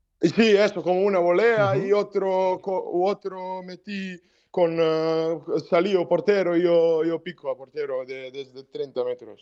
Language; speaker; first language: Spanish; non-native, learner; Serbian